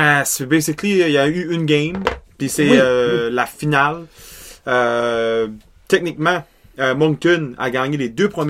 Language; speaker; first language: French; native; French